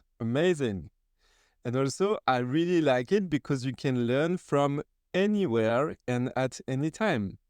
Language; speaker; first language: English; non-native, fluent; French